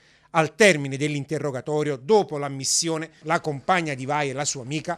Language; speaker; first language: Italian; native; Italian